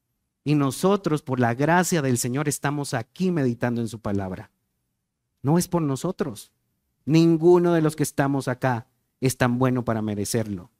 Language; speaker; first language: Spanish; native; Spanish